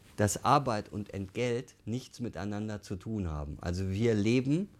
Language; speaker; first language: German; native; German